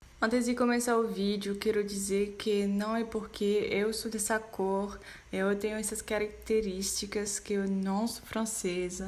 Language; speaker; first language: Portuguese; non-native, fluent; French